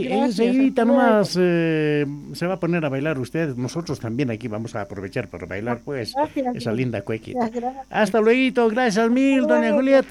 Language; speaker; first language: Spanish; native; Spanish